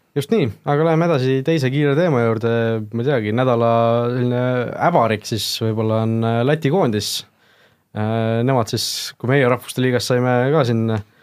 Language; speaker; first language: Estonian; native; Estonian